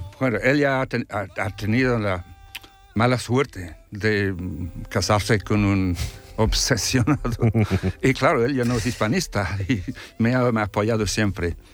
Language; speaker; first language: Spanish; non-native, fluent; English